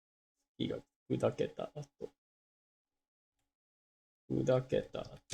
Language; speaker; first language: Japanese; non-native, learner; English